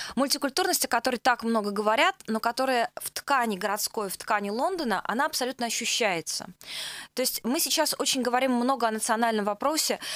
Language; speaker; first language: Russian; native; Russian